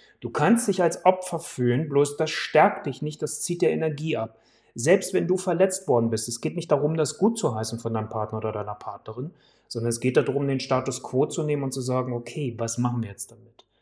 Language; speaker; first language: German; native; German